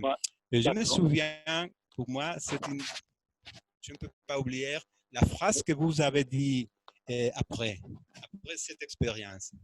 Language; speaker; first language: French; non-native, fluent; Spanish